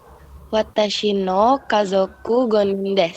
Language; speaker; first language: Japanese; non-native, learner; Indonesian